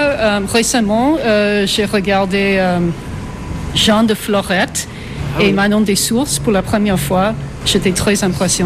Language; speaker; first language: French; non-native, fluent; English